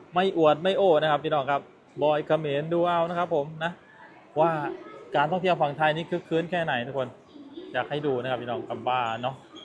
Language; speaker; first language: Thai; native; Thai